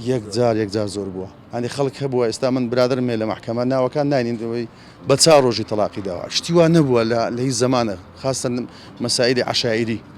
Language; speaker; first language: Central Kurdish; native; Central Kurdish